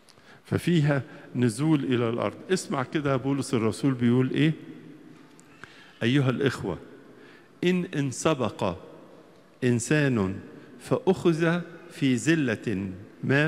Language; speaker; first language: Arabic; native; Arabic